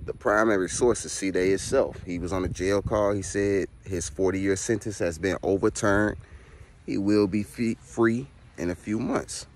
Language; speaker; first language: English; native; English